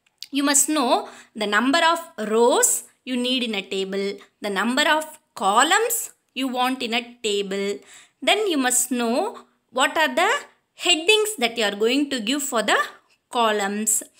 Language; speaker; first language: English; non-native, local second language; Tamil